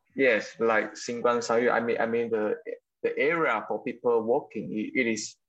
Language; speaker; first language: English; non-native, local second language; Chinese